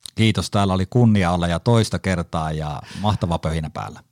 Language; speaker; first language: Finnish; native; Finnish